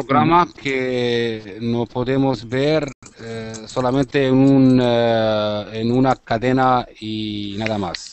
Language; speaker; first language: Spanish; non-native, learner; Arabic